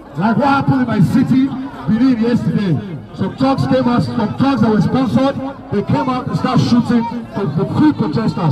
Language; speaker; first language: English; non-native, local second language; Bini